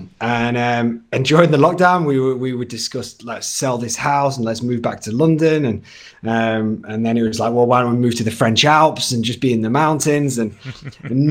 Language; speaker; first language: English; native; English